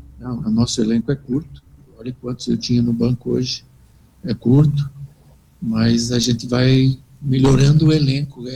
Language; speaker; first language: Portuguese; native; Portuguese